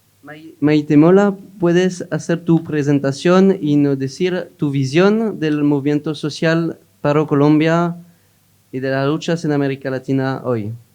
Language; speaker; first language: Spanish; non-native, learner; French